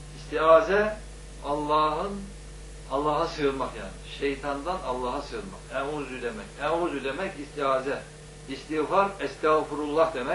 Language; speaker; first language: Turkish; native; Turkish